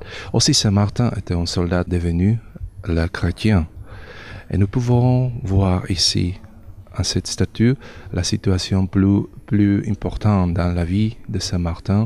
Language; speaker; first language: French; non-native, learner; Slovak